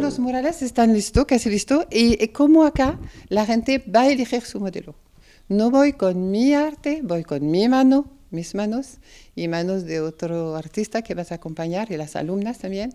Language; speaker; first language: Spanish; non-native, fluent; French